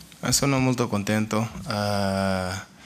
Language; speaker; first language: Italian; non-native, learner; Portuguese